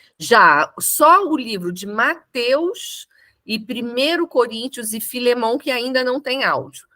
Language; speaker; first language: Portuguese; native; Portuguese